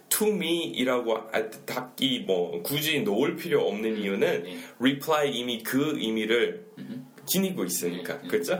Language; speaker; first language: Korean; non-native, fluent; English